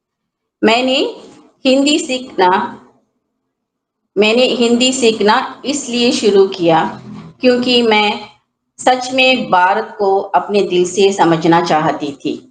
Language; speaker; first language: Hindi; non-native, learner; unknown